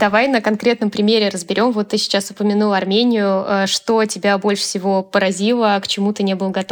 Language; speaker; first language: Russian; native; Russian